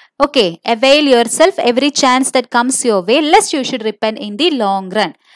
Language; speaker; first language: English; non-native, local second language; Malayalam